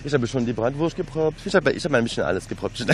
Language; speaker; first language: German; non-native, learner; French